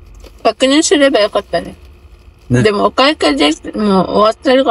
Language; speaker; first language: Japanese; non-native, fluent; Filipino